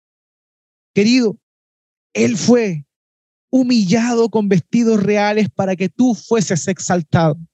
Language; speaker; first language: Spanish; native; Spanish